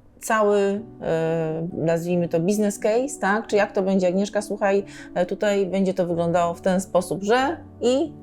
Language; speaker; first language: Polish; native; Polish